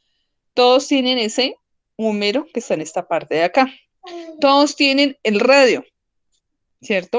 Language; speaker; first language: Spanish; native; Spanish